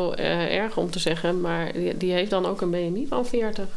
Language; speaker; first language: Dutch; native; Dutch